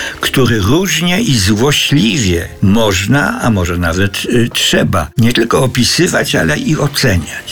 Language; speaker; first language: Polish; native; Polish